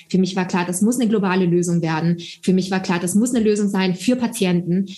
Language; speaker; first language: German; early bilingual, other home language; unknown